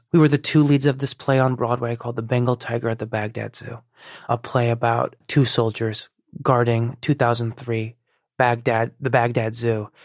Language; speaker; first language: English; early bilingual, other home language; Persian